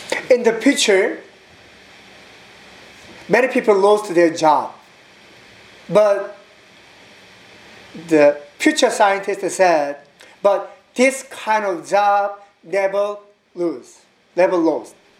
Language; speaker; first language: English; non-native, learner; Korean